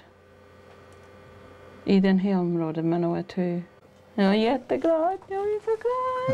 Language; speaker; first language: Swedish; non-native, fluent; Māori